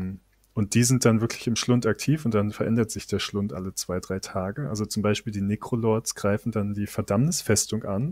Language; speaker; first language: German; native; German